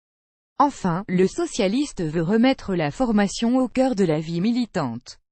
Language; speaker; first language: French; native; French